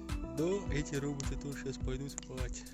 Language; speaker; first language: Russian; native; Russian